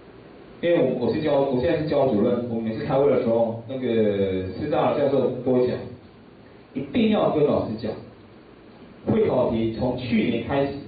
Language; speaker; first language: Chinese; native; Chinese